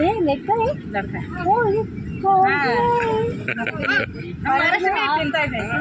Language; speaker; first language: Hindi; non-native, local second language; Malayalam